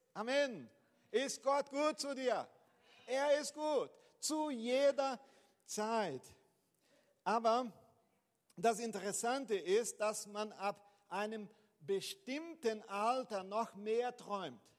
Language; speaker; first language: German; non-native, fluent; Portuguese